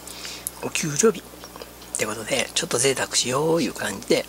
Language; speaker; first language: Japanese; native; Japanese